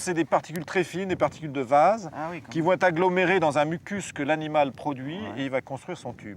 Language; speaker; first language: French; native; French